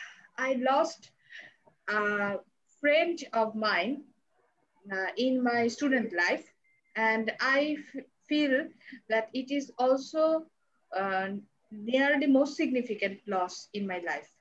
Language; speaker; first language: English; non-native, learner; Bangla